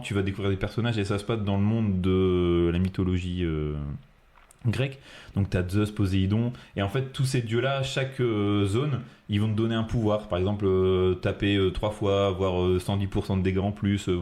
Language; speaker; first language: French; native; French